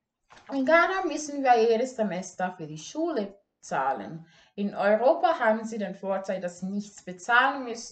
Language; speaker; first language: German; non-native, fluent; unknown